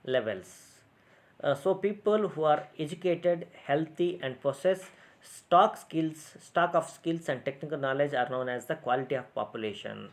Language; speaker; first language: English; non-native, local second language; Kannada